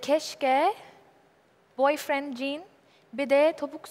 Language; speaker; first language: Turkish; non-native, learner; English